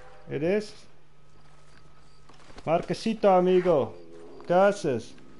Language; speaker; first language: Spanish; non-native, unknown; Dutch